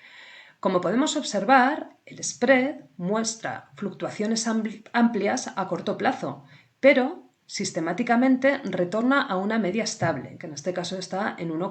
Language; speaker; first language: Spanish; native; Spanish